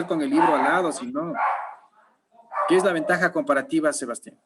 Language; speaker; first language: Spanish; native; Spanish